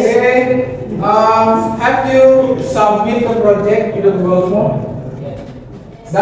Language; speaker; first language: English; non-native, learner; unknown